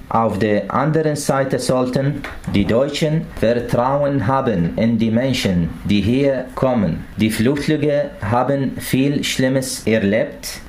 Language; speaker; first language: German; non-native, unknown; Arabic